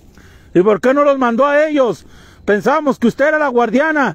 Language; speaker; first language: Spanish; native; Spanish